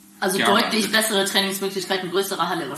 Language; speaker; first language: German; native; German